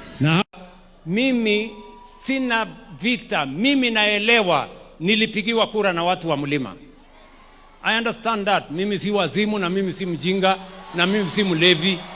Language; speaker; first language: Swahili; non-native, local second language; Kalenjin